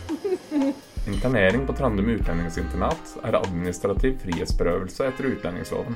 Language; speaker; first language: Norwegian; native; Norwegian